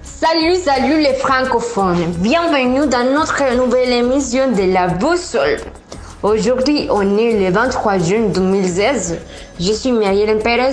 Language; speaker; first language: French; non-native, learner; Spanish